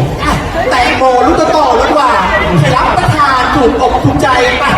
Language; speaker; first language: Thai; native; Thai